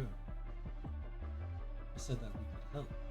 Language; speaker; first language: English; native; English